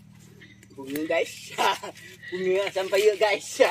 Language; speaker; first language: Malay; non-native, local second language; Iban